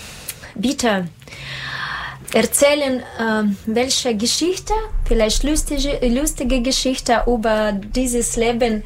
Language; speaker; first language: German; non-native, learner; Russian